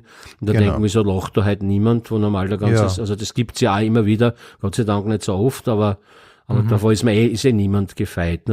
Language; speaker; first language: German; native; German